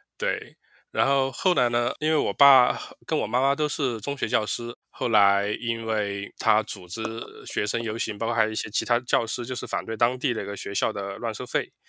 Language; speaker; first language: Chinese; native; Chinese